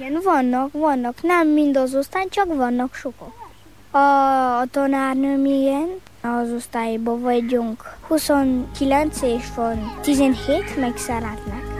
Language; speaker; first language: Hungarian; early bilingual, heritage; Hungarian